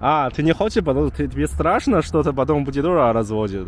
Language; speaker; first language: Russian; non-native, learner; Chinese